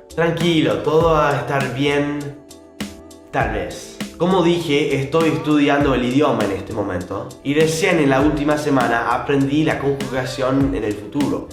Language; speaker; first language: Spanish; non-native, fluent; English